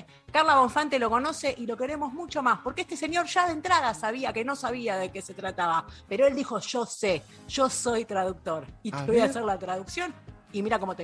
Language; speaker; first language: Spanish; native; Spanish